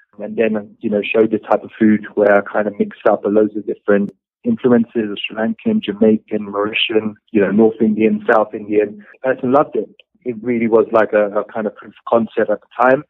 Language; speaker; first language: English; native; English